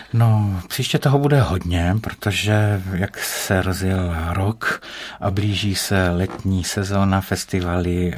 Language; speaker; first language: Czech; native; Czech